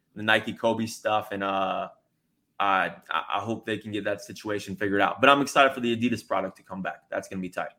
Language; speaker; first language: English; native; English